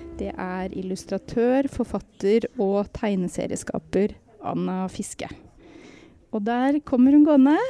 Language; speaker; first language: Norwegian; native; Norwegian